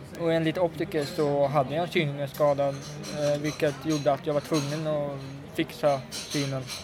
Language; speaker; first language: Swedish; early bilingual, other home language; Russian